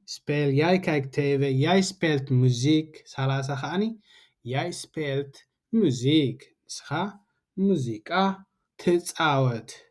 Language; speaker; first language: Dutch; non-native, learner; Tigrinya